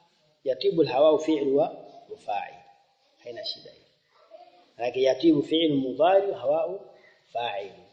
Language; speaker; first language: Arabic; non-native, fluent; Swahili